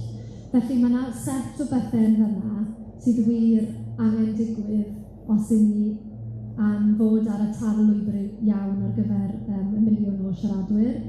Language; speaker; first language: Welsh; native; Welsh